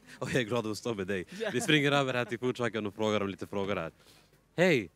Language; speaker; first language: Swedish; native; Swedish